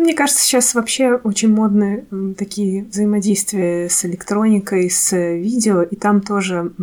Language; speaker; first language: Russian; native; Russian